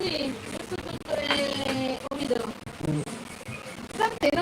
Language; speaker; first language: Italian; non-native, learner; Filipino